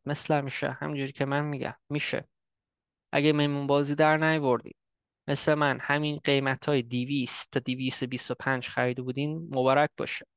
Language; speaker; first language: Persian; early bilingual, heritage; Persian